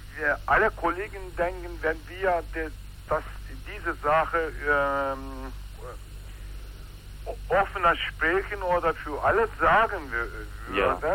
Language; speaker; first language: German; non-native, learner; Turkish